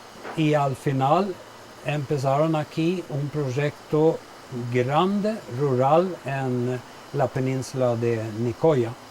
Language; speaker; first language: Spanish; non-native, fluent; Swedish